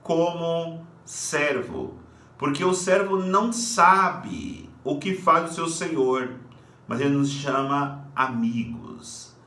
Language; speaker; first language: Portuguese; native; Portuguese